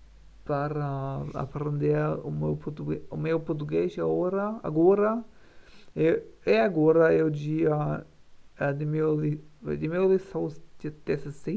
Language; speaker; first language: Portuguese; non-native, learner; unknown